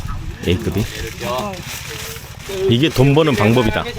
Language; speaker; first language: Korean; native; Korean